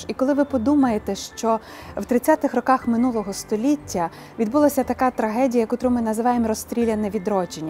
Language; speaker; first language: Ukrainian; native; Ukrainian